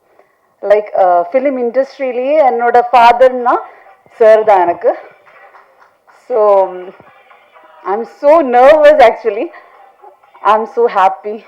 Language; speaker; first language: Tamil; non-native, learner; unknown